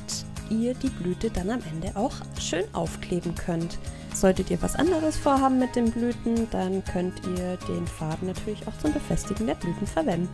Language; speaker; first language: German; native; German